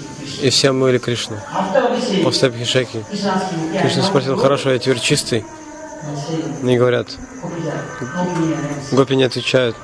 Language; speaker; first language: Russian; non-native, fluent; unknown